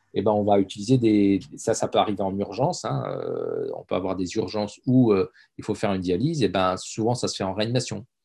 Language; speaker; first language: French; early bilingual, other home language; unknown